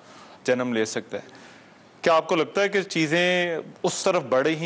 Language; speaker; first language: Urdu; native; Urdu